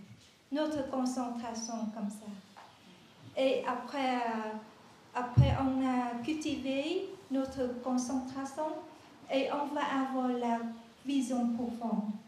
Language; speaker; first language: French; non-native, learner; Vietnamese